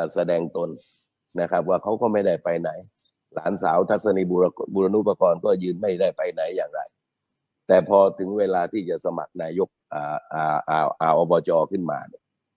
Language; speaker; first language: Thai; native; Thai